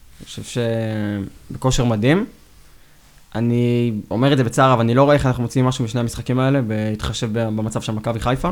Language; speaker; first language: Hebrew; native; Hebrew